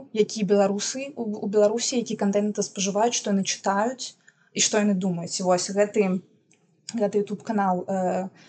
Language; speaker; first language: Belarusian; non-native, local second language; Russian